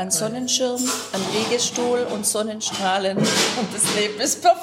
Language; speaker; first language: German; native; German